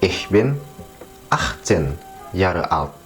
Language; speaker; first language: German; non-native, fluent; Indonesian